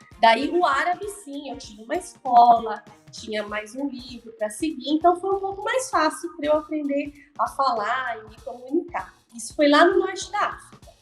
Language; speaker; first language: Portuguese; native; Portuguese